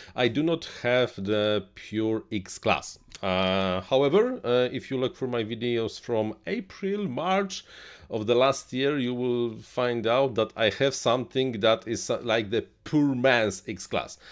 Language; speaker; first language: English; non-native, fluent; Polish